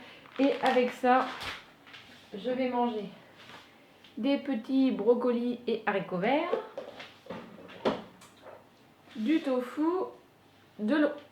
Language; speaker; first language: French; native; French